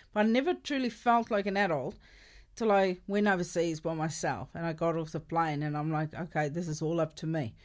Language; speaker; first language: English; non-native, local second language; Afrikaans